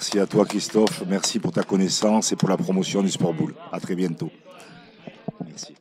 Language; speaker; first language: French; native; French